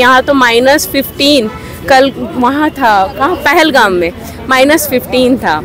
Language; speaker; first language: Hindi; native; Hindi